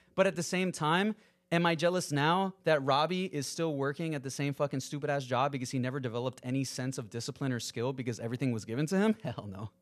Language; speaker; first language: English; early bilingual, other home language; Spanish